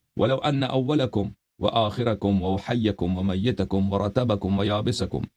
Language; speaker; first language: Urdu; non-native, fluent; Persian